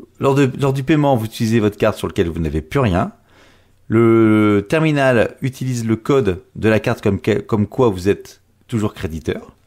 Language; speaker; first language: French; native; French